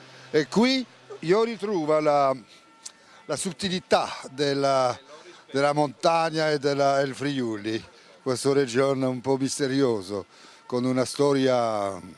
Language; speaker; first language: Italian; non-native, fluent; French